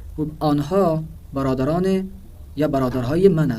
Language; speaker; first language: Persian; non-native, fluent; Urdu